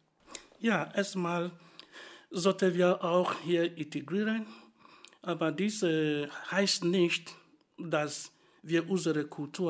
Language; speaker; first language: German; non-native, fluent; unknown